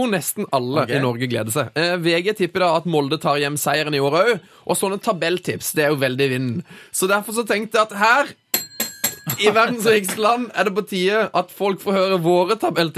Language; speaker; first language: Norwegian; native; Norwegian